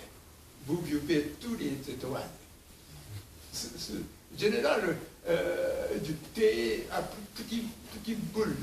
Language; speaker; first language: French; non-native, learner; Japanese